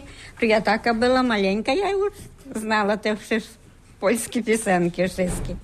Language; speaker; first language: Polish; early bilingual, heritage; Polish